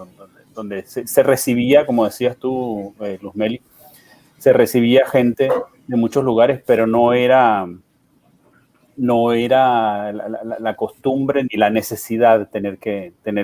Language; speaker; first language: Spanish; native; Spanish